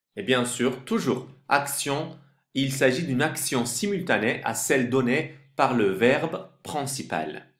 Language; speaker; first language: French; non-native, fluent; Turkish